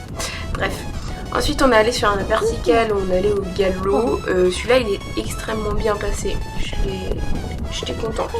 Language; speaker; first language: French; native; French